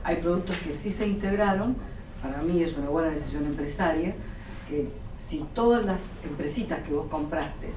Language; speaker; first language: Spanish; native; Spanish